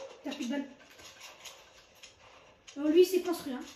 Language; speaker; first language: French; native; French